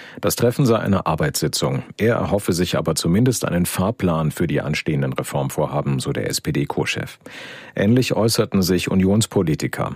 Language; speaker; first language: German; native; German